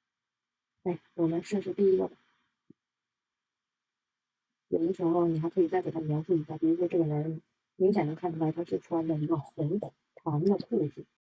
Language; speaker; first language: Chinese; native; Chinese